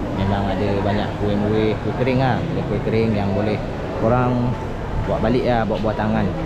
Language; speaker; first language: Malay; native; Malay